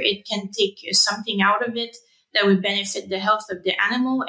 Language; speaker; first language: English; non-native, fluent; French